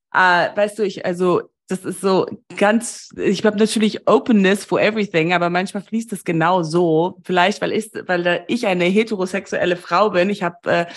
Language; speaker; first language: German; early bilingual, heritage; German